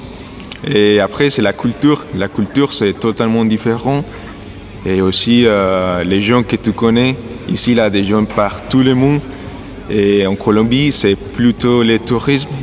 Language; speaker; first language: French; non-native, fluent; Spanish